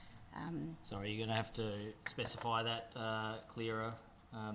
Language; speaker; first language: English; native; English